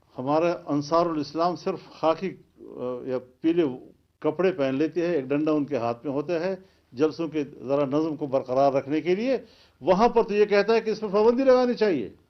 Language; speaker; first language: Urdu; non-native, local second language; Pashto